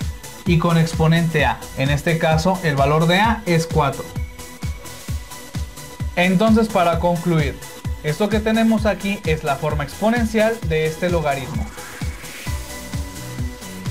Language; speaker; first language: Spanish; native; Spanish